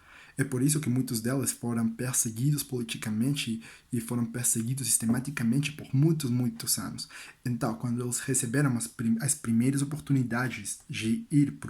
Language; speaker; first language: Portuguese; non-native, learner; Spanish